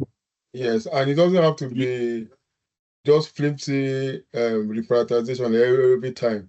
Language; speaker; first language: English; non-native, local second language; Yoruba